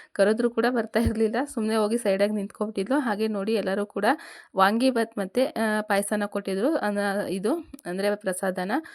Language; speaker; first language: Kannada; non-native, local second language; Lambadi